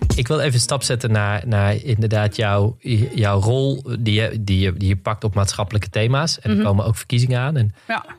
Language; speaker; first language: Dutch; native; Dutch